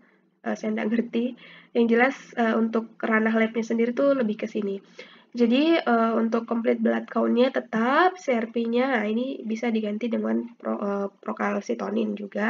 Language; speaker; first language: Indonesian; native; Indonesian